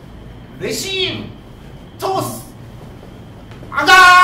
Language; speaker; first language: Japanese; native; Japanese